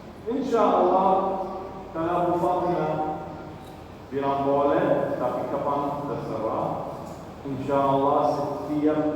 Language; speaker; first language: Indonesian; non-native, learner; Arabic